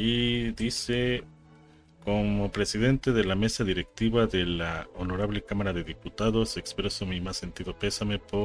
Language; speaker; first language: Spanish; native; Spanish